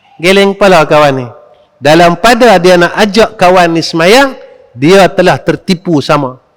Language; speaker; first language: Malay; native; Malay